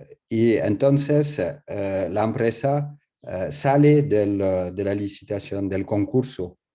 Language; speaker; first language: Spanish; non-native, learner; French